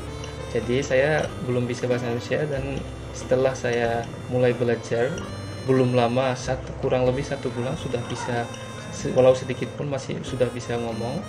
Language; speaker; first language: Indonesian; non-native, learner; Turkmen